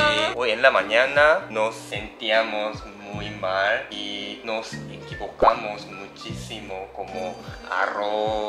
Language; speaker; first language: Spanish; non-native, learner; Japanese